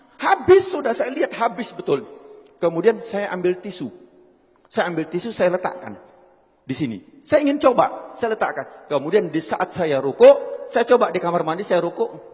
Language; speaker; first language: Indonesian; native; Indonesian